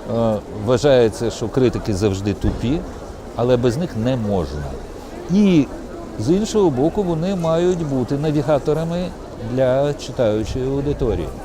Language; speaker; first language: Ukrainian; non-native, local second language; Russian